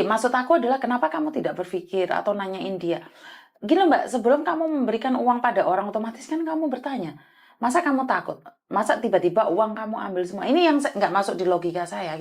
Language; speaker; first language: Malay; native; Malay